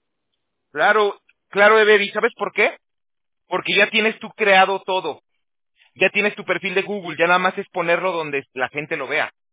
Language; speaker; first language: Spanish; native; Spanish